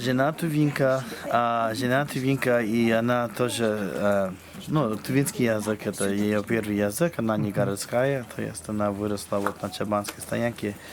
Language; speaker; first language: Russian; non-native, fluent; English